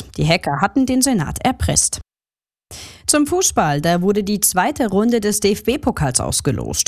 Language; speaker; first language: German; native; German